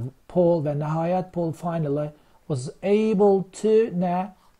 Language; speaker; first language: English; non-native, fluent; Azerbaijani